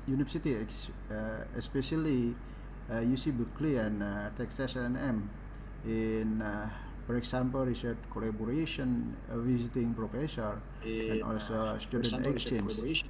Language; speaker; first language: English; non-native, fluent; Indonesian